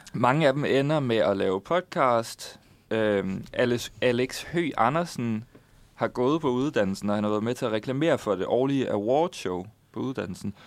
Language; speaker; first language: Danish; native; Danish